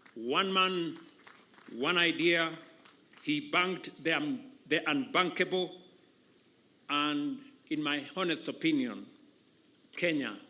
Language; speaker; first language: English; non-native, local second language; Kalenjin